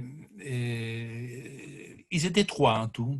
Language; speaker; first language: French; non-native, fluent; Spanish